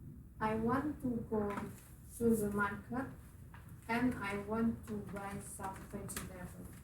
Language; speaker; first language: English; non-native, learner; Indonesian